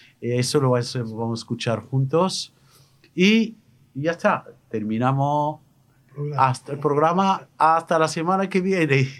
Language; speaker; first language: Spanish; non-native, fluent; Arabic